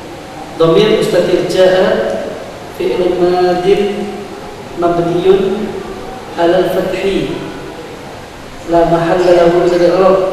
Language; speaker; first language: Arabic; non-native, fluent; Indonesian